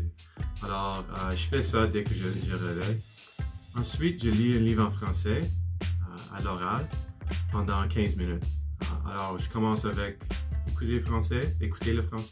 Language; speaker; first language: French; non-native, learner; English